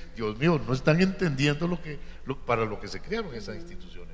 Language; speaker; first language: Spanish; native; Spanish